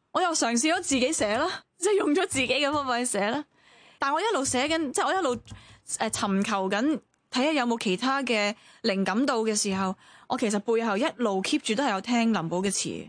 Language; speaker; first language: Cantonese; early bilingual, heritage; Cantonese